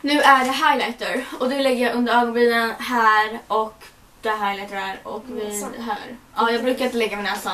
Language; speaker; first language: Swedish; native; Swedish